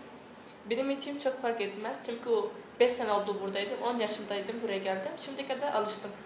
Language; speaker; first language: Turkish; early bilingual, other home language; Arabic